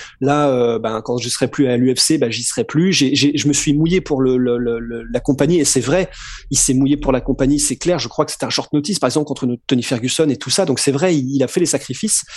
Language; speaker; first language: French; native; French